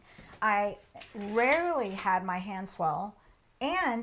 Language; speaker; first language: English; native; English